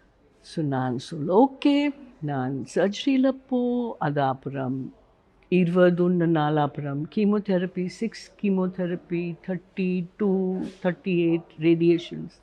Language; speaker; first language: Tamil; non-native, learner; Hindi